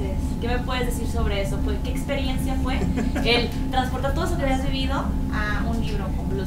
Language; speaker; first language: Spanish; native; Spanish